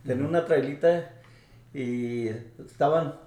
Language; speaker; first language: Spanish; early bilingual, other home language; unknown